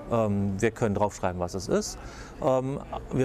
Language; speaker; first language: German; native; German